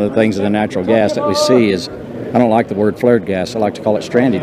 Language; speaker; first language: English; native; English